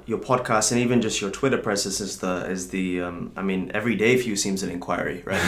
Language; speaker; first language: English; native; English